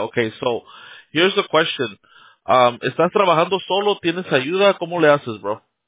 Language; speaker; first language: Spanish; early bilingual, heritage; Spanish